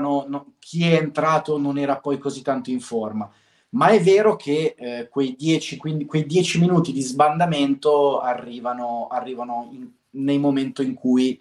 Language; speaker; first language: Italian; native; Italian